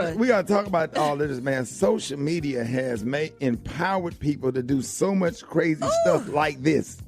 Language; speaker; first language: English; native; English